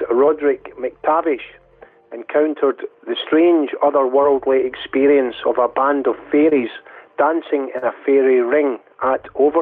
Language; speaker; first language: English; native; English